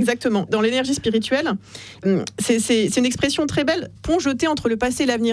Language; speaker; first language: French; native; French